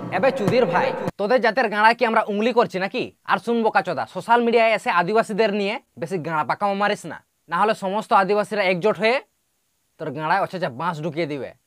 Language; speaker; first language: Bangla; non-native, local second language; Santali